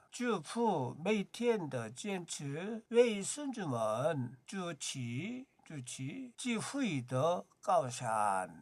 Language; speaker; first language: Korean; native; Korean